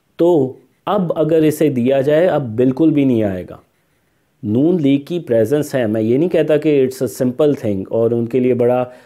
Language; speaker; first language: Urdu; non-native, local second language; Punjabi